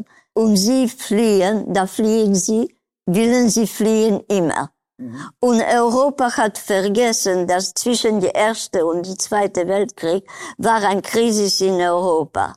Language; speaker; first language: German; non-native, learner; Polish